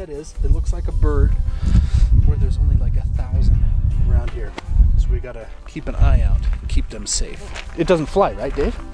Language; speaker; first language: English; native; English